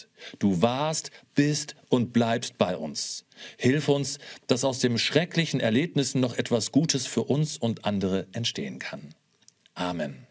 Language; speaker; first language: German; native; German